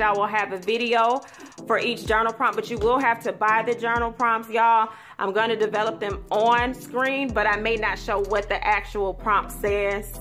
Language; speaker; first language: English; native; English